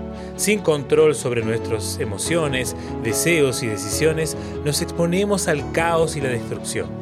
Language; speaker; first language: Spanish; native; Spanish